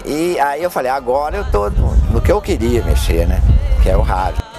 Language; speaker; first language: Portuguese; native; Portuguese